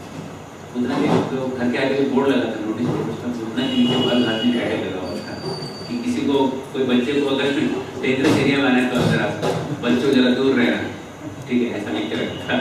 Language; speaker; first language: Hindi; native; Hindi